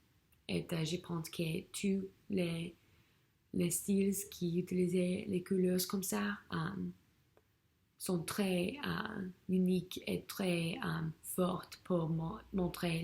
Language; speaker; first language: French; non-native, learner; English